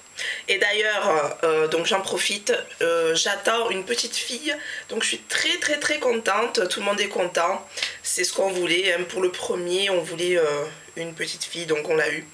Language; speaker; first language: French; native; French